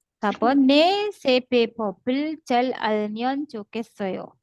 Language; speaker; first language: Korean; non-native, fluent; Indonesian